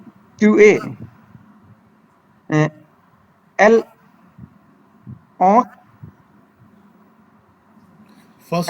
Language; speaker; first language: French; non-native, learner; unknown